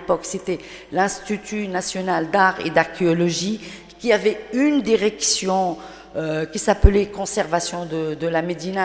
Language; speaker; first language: French; non-native, local second language; Arabic